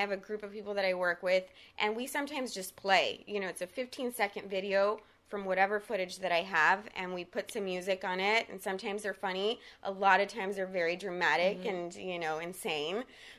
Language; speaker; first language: English; early bilingual, other home language; Spanish